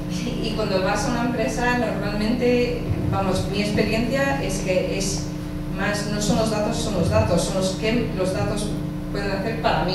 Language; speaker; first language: Spanish; early bilingual, heritage; English